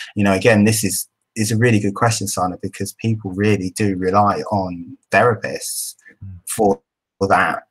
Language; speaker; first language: English; native; English